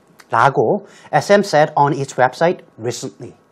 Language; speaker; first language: English; non-native, fluent; Korean